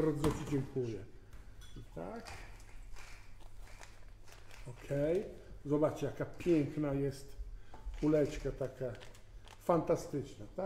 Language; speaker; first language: Polish; non-native, fluent; Italian